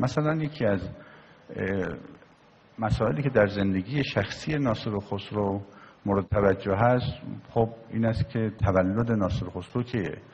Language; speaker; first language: Persian; native; Persian